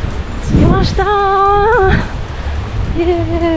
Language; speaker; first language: Japanese; non-native, learner; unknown